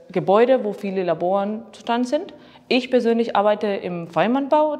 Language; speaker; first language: German; non-native, fluent; Spanish